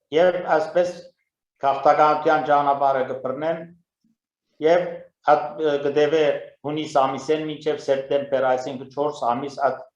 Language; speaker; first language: Armenian; native; Armenian